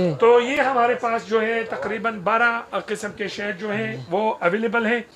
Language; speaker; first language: Urdu; non-native, local second language; Pashto